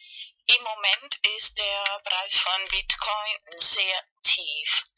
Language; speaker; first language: German; non-native, learner; Spanish